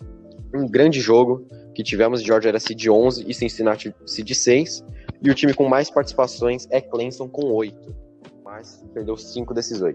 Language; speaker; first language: Portuguese; native; Portuguese